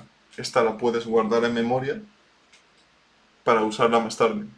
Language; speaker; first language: Spanish; native; Spanish